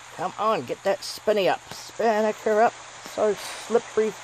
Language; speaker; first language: English; native; English